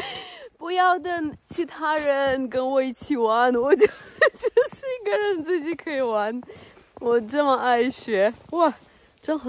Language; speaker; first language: Chinese; non-native, learner; Russian